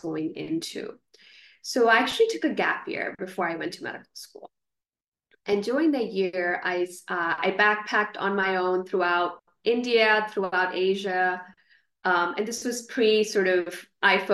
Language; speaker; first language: English; non-native, local second language; Gujarati